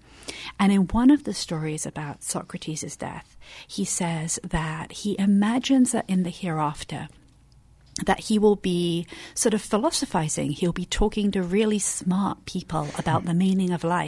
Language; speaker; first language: English; native; English